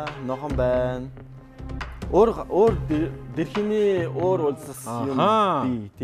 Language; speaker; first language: Mongolian; non-native, learner; French